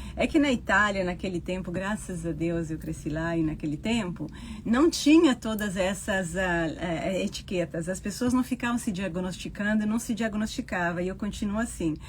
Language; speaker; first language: Portuguese; non-native, fluent; Italian